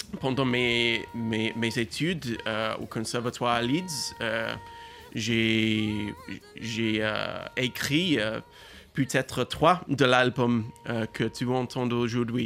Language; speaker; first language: French; non-native, learner; English